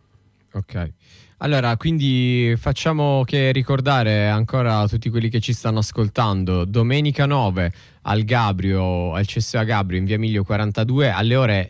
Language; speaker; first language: Italian; native; Italian